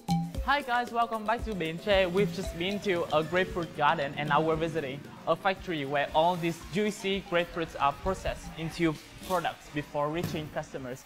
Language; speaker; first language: English; non-native, fluent; Vietnamese